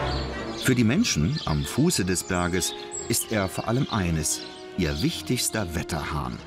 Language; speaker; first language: German; native; German